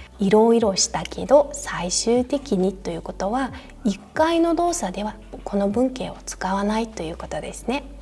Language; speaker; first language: Japanese; non-native, fluent; Mongolian